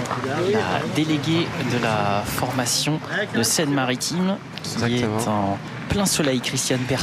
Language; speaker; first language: French; native; French